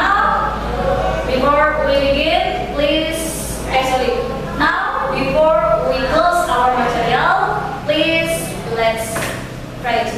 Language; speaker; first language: English; non-native, learner; Indonesian